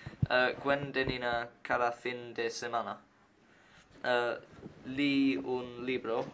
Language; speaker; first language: Spanish; non-native, learner; English